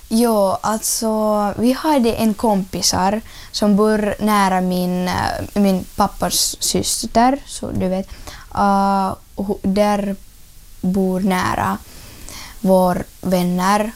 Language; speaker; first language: Swedish; non-native, learner; Russian